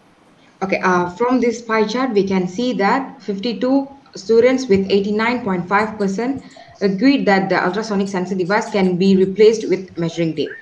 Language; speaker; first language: English; non-native, local second language; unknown